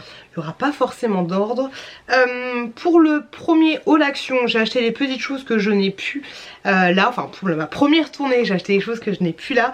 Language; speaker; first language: French; native; French